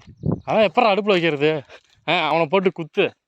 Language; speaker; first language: Tamil; native; Tamil